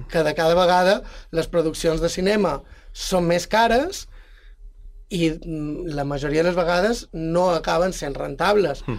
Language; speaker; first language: Catalan; native; Catalan